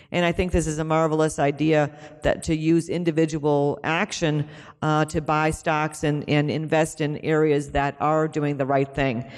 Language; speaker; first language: English; native; English